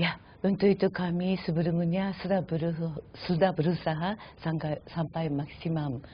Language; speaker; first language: Indonesian; non-native, fluent; Japanese